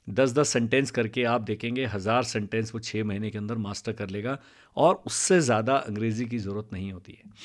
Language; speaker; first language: Hindi; non-native, local second language; Punjabi